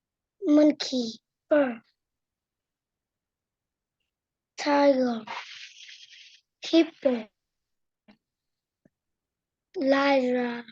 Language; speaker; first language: English; non-native, learner; Vietnamese